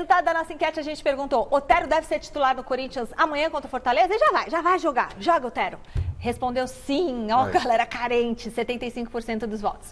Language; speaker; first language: Portuguese; native; Portuguese